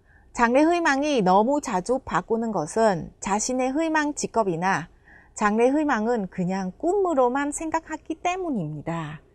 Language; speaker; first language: Korean; non-native, fluent; Vietnamese